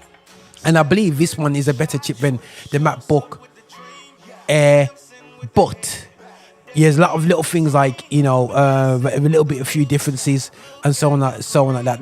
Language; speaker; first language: English; native; English